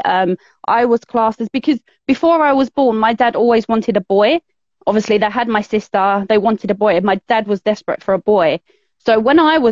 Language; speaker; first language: English; native; English